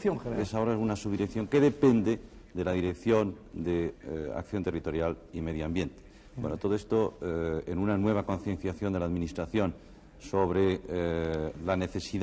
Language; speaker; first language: Spanish; native; Spanish